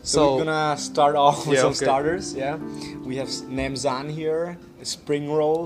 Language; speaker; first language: English; non-native, fluent; Vietnamese